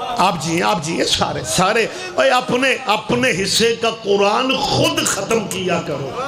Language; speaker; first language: Urdu; non-native, local second language; Punjabi